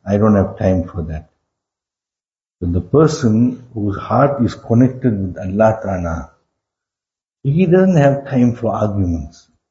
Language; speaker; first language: English; native; English